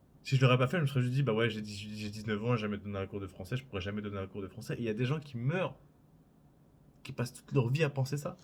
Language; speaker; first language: French; native; French